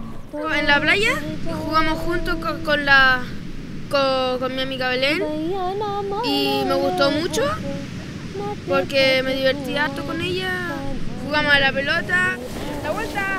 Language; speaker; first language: Spanish; early bilingual, other home language; Urdu